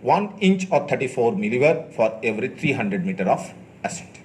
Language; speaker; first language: English; non-native, local second language; Bangla